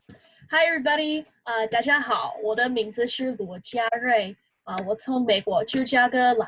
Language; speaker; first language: Chinese; non-native, fluent; English